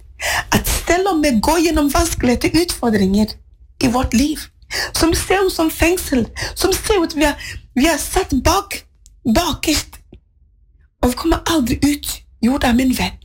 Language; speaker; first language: Norwegian; non-native, fluent; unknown